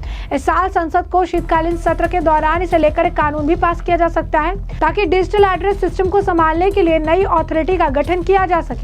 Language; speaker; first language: Hindi; native; Hindi